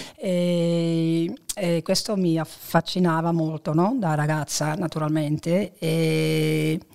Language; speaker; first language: Italian; non-native, fluent; Dutch